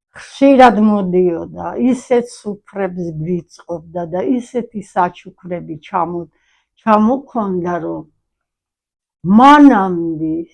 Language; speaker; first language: Georgian; non-native, local second language; Mingrelian